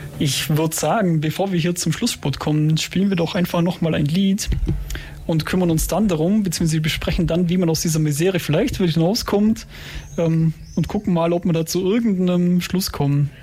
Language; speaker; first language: German; native; German